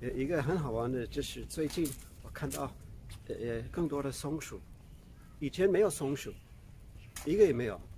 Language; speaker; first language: Chinese; non-native, fluent; English